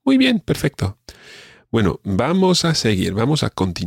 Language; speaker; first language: Spanish; non-native, fluent; English